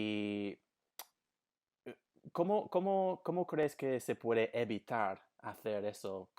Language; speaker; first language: Spanish; non-native, fluent; English